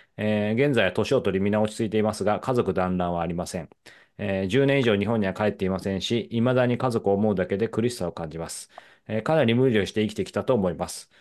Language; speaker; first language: Japanese; native; Japanese